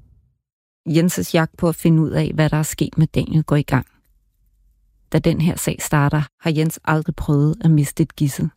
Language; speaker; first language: Danish; native; Danish